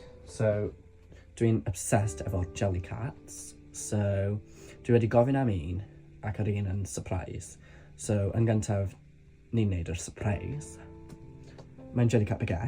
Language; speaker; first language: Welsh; non-native, local second language; English